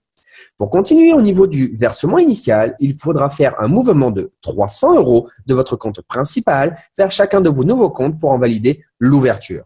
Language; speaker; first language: French; native; French